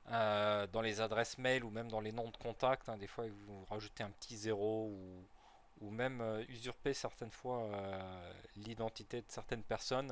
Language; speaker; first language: French; native; French